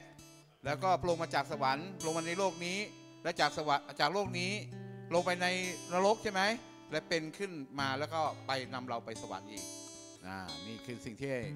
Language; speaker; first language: Thai; native; Thai